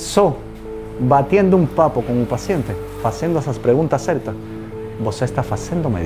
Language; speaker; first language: Portuguese; non-native, fluent; Spanish